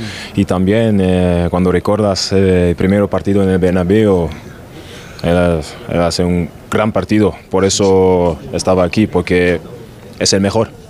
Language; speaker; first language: Spanish; non-native, learner; German